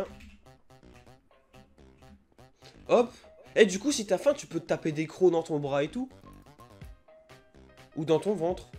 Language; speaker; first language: French; native; French